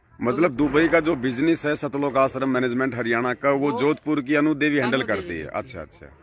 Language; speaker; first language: Hindi; native; Hindi